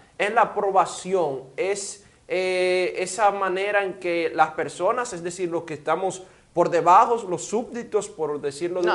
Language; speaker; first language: Spanish; native; Spanish